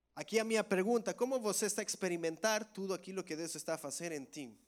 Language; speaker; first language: Portuguese; non-native, learner; Spanish